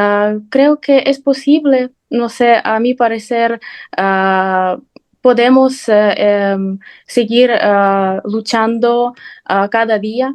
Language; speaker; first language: Spanish; non-native, fluent; Ukrainian